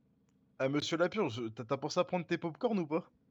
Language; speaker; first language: French; native; French